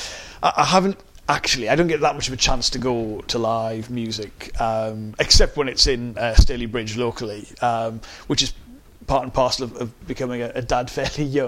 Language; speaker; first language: English; native; English